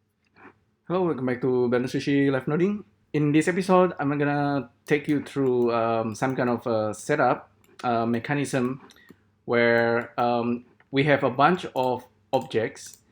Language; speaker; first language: English; non-native, fluent; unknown